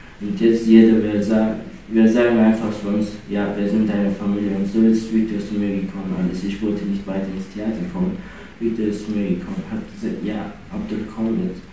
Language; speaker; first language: German; non-native, learner; Persian